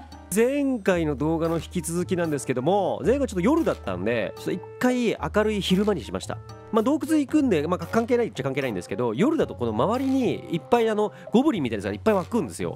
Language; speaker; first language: Japanese; native; Japanese